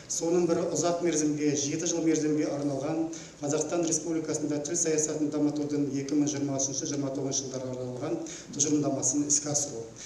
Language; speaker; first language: Kazakh; native; Kazakh